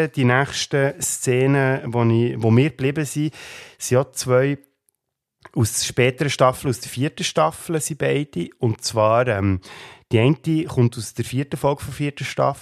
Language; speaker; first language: German; native; German